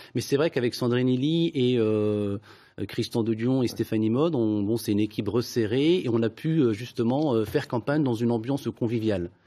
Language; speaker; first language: French; native; French